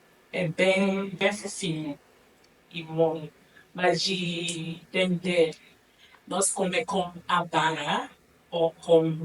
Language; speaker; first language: Portuguese; non-native, learner; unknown